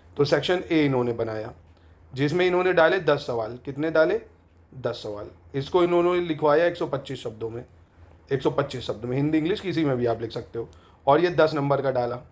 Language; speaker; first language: Hindi; native; Hindi